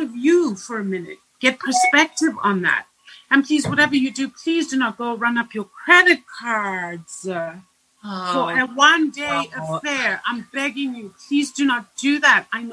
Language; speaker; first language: English; non-native, local second language; Shona